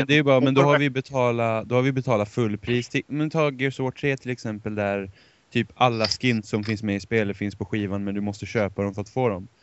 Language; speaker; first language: Swedish; native; Swedish